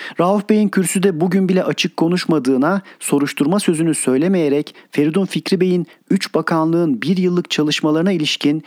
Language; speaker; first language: Turkish; native; Turkish